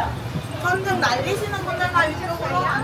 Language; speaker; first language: Korean; native; Korean